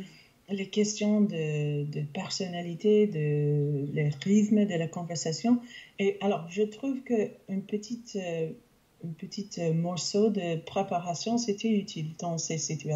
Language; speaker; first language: French; non-native, local second language; English